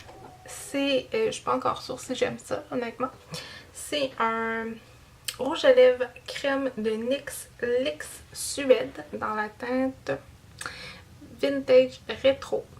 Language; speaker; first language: French; native; French